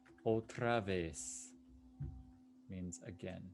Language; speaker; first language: Spanish; non-native, fluent; English